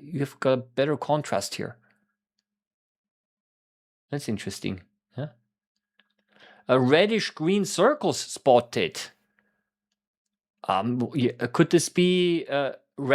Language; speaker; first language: English; non-native, fluent; German